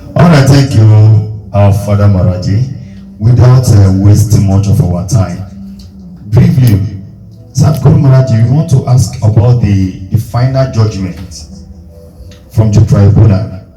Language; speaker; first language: English; non-native, local second language; Yoruba